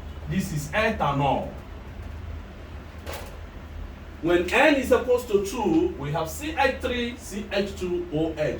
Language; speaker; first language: English; non-native, local second language; Igbo